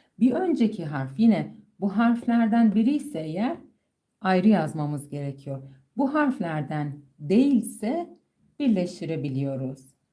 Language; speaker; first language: Turkish; non-native, fluent; Persian